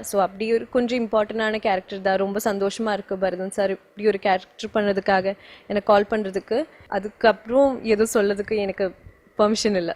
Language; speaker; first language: Tamil; non-native, learner; Malayalam